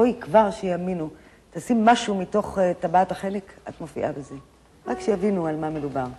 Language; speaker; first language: Hebrew; native; Hebrew